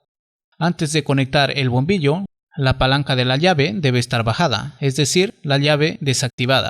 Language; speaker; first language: Spanish; native; Spanish